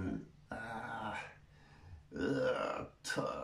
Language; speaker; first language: Japanese; native; Japanese